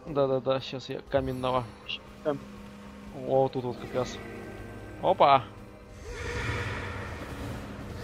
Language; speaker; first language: Russian; native; Russian